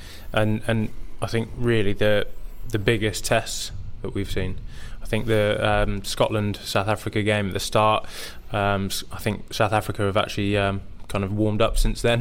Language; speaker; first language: English; native; English